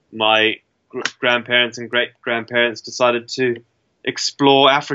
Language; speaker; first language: English; native; English